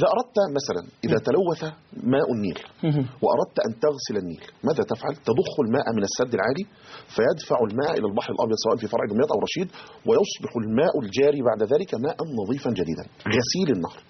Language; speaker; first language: Arabic; native; Arabic